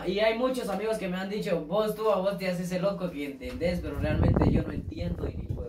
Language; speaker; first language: Spanish; native; Spanish